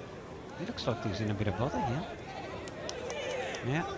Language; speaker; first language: English; native; English